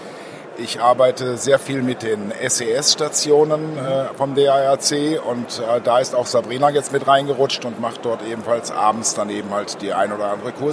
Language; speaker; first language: German; native; German